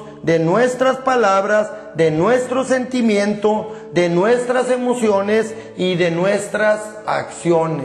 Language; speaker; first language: Spanish; native; Spanish